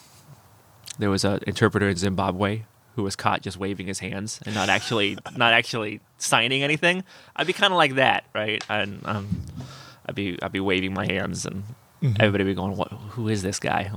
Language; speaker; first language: English; native; English